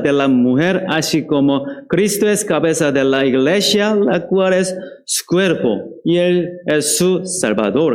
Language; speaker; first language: Spanish; non-native, fluent; Korean